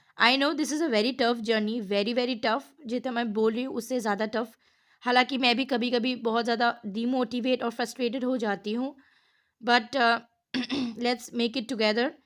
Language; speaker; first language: Hindi; non-native, local second language; Assamese